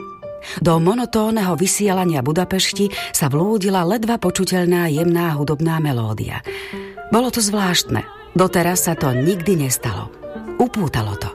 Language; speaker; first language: Slovak; native; Slovak